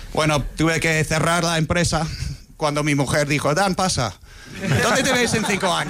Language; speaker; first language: Spanish; non-native, fluent; English